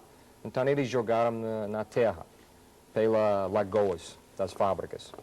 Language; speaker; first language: Portuguese; non-native, fluent; English